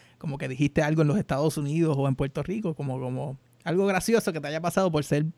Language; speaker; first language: Spanish; native; Spanish